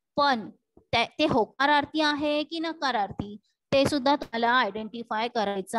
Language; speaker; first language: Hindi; non-native, local second language; Marathi